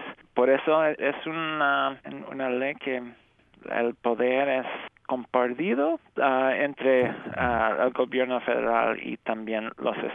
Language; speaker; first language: Spanish; non-native, fluent; English